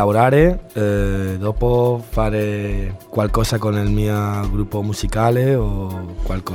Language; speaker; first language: Italian; non-native, learner; Spanish